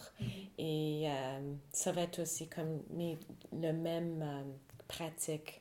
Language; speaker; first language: French; non-native, fluent; English